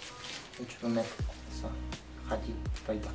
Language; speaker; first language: French; non-native, learner; Korean